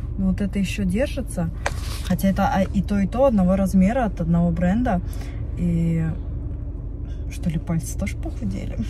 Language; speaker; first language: Russian; native; Russian